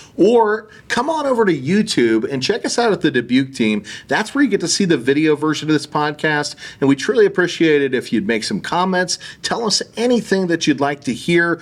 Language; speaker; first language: English; native; English